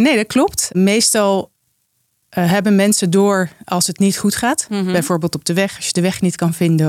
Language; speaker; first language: Dutch; native; Dutch